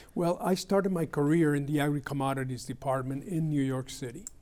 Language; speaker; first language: English; early bilingual, other home language; Spanish